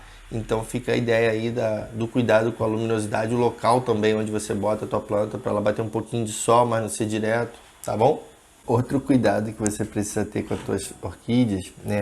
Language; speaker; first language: Portuguese; native; Portuguese